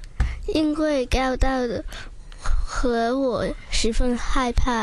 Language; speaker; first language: Chinese; non-native, local second language; Cantonese